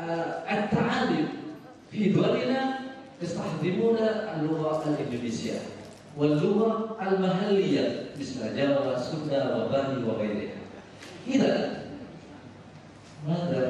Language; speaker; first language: Arabic; non-native, fluent; Indonesian